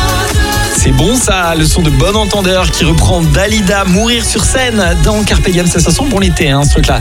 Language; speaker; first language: French; native; French